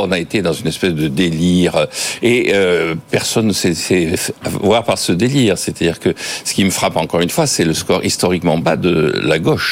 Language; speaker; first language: French; native; French